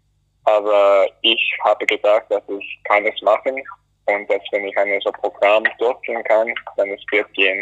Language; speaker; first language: German; non-native, fluent; English